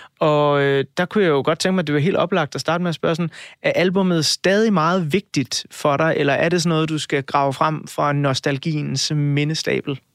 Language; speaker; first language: Danish; native; Danish